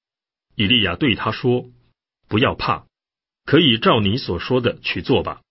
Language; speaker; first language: Chinese; native; Chinese